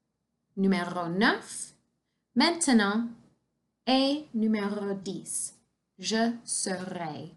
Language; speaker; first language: French; non-native, fluent; English